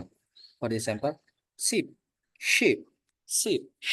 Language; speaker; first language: English; non-native, learner; Indonesian